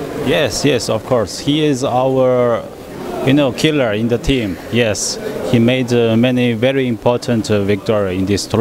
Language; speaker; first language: English; non-native, learner; Polish